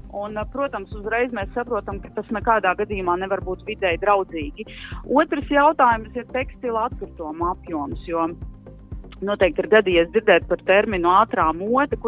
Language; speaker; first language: Latvian; native; Latvian